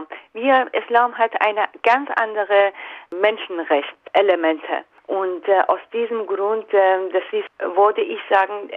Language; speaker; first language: German; non-native, fluent; Persian